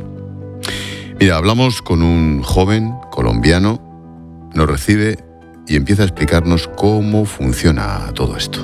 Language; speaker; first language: Spanish; native; Spanish